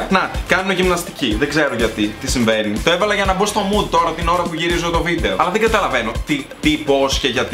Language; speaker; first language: Greek; native; Greek